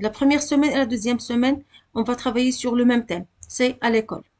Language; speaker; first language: French; non-native, local second language; Arabic